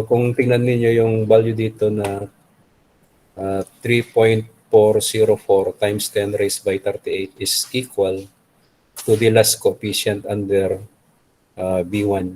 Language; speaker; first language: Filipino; native; Filipino